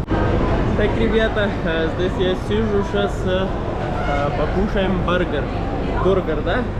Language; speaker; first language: Russian; non-native, local second language; Kyrgyz